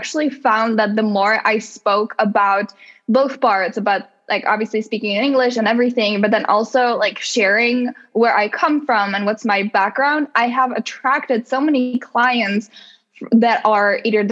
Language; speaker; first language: English; non-native, fluent; Czech